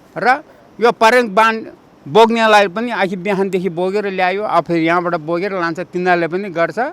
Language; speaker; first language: Nepali; non-native, local second language; Gurung